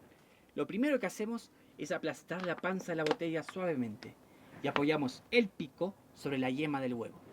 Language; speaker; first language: Spanish; native; Spanish